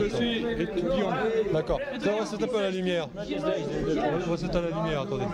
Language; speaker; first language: French; native; French